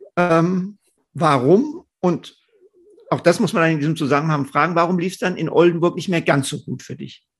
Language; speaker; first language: German; native; German